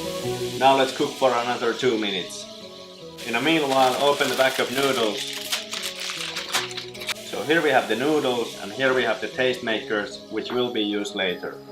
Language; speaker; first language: English; non-native, fluent; Finnish